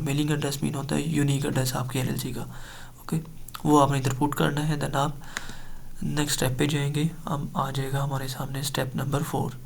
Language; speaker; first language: Urdu; non-native, local second language; Punjabi